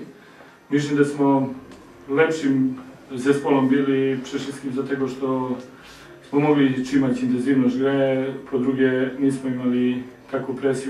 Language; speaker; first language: Polish; non-native, learner; Serbian